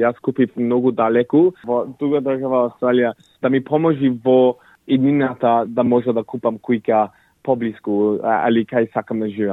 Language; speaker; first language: Macedonian; early bilingual, heritage; English